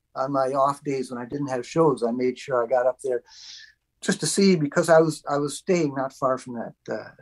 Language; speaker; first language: English; native; English